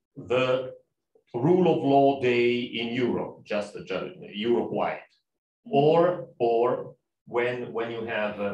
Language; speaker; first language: English; non-native, fluent; Italian